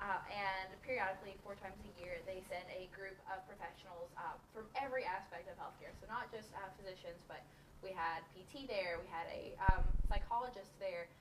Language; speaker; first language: English; native; English